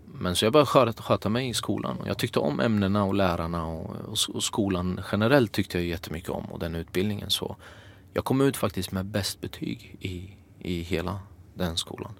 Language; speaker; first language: Swedish; early bilingual, other home language; Kurdish